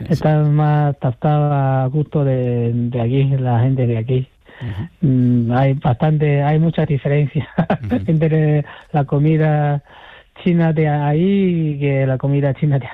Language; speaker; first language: Spanish; non-native, fluent; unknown